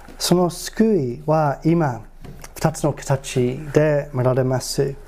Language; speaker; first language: Japanese; non-native, fluent; English